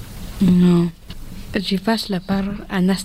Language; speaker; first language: French; non-native, learner; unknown